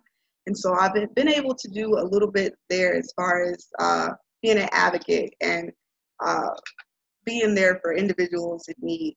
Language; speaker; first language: English; native; English